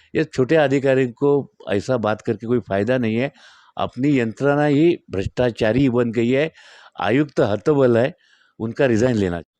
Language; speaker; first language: Hindi; non-native, local second language; Marathi